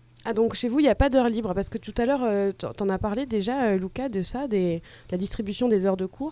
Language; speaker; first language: French; native; French